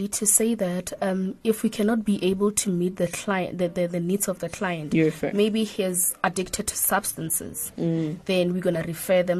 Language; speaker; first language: English; non-native, local second language; Northern Sotho